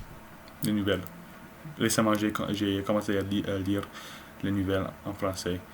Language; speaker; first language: French; non-native, learner; English